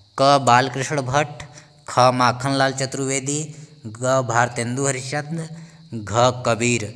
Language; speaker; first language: Hindi; native; Hindi